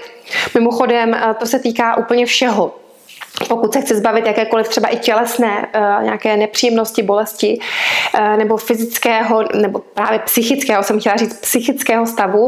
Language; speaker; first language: Czech; native; Czech